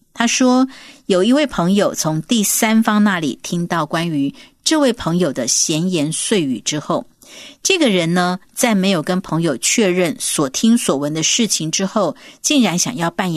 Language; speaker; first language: Chinese; native; Chinese